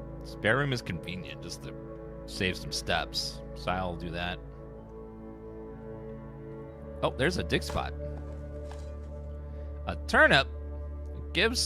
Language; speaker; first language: English; native; English